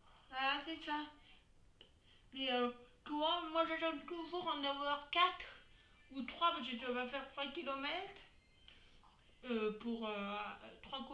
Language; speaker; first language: French; native; French